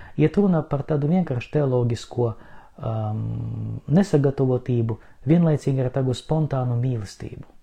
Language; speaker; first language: Latvian; non-native, local second language; Russian